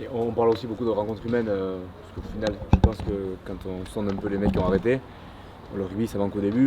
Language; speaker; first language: French; native; French